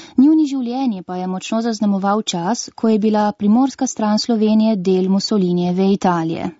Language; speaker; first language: Slovenian; native; Slovenian